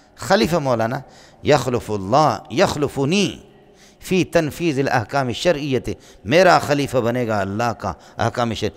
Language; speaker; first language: Urdu; non-native, local second language; Brahui